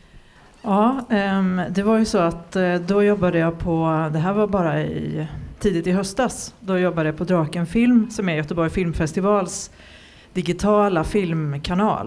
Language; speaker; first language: Swedish; native; Swedish